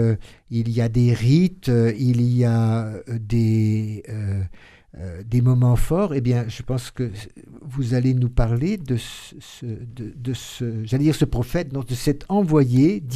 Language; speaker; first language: French; native; French